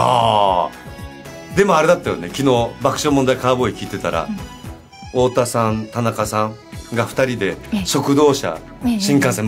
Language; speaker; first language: Japanese; native; Japanese